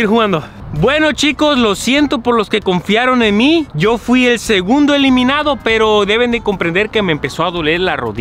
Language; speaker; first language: Spanish; native; Spanish